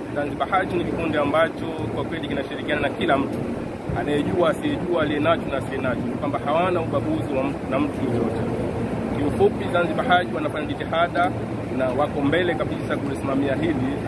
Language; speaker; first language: Swahili; native; Swahili